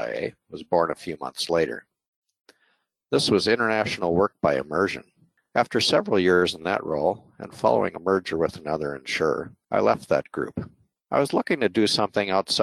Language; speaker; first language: English; native; English